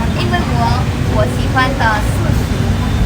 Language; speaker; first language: Chinese; non-native, learner; Vietnamese